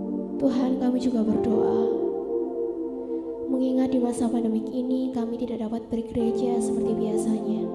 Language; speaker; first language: Indonesian; native; Indonesian